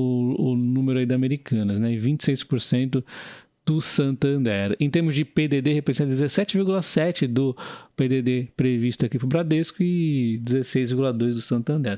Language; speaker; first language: Portuguese; native; Portuguese